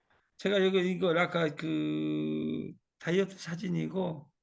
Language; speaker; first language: Korean; native; Korean